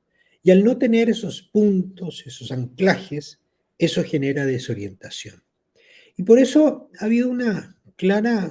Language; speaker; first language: Spanish; native; Spanish